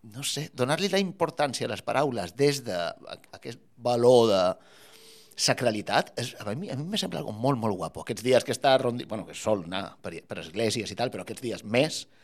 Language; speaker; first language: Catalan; native; Catalan